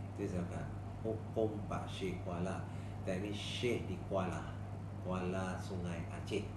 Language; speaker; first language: Malay; non-native, local second language; Chinese